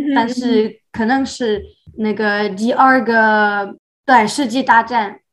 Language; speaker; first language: Chinese; non-native, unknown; French